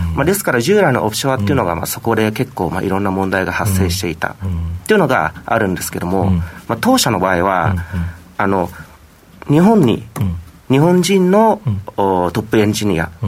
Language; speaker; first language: Japanese; non-native, fluent; Vietnamese